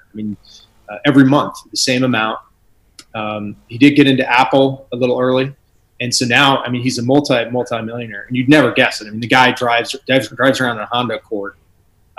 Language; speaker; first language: English; native; English